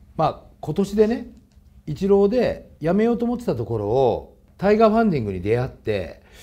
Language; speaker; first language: Japanese; native; Japanese